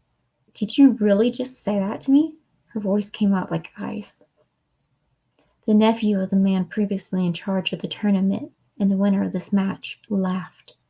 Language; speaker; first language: English; native; English